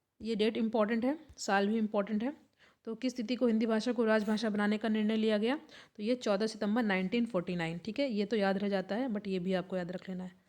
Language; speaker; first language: Hindi; native; Hindi